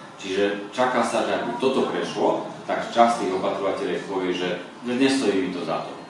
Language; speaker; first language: Slovak; native; Slovak